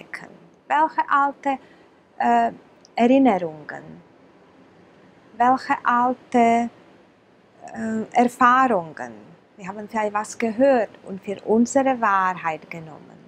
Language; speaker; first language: German; non-native, fluent; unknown